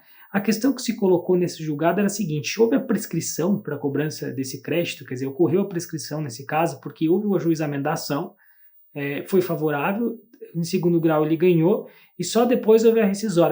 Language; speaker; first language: Portuguese; native; Portuguese